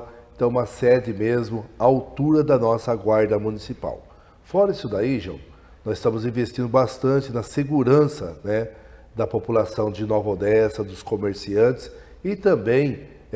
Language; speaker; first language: Portuguese; native; Portuguese